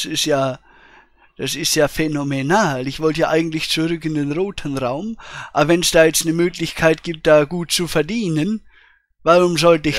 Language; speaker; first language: German; native; German